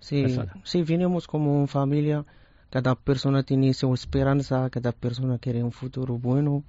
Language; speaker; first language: Spanish; non-native, learner; Arabic